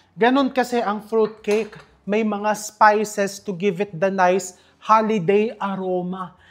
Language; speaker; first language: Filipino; native; Filipino